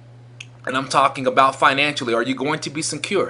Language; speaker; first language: English; native; English